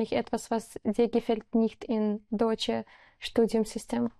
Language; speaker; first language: German; non-native, learner; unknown